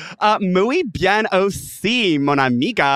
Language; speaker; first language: Spanish; non-native, learner; English